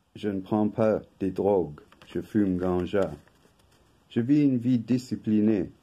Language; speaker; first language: French; non-native, fluent; English